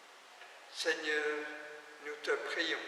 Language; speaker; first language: French; native; French